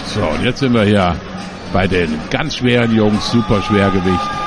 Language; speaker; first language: German; native; German